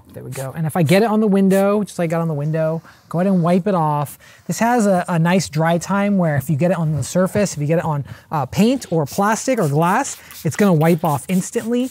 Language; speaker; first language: English; native; English